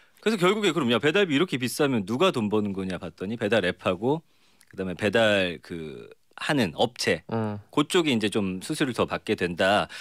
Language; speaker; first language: Korean; native; Korean